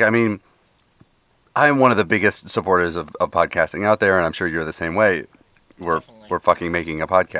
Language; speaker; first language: English; native; English